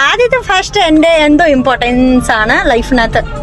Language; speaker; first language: Malayalam; non-native, local second language; Hindi